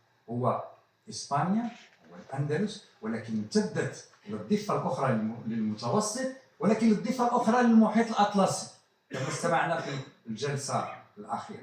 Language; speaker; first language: Arabic; native; Arabic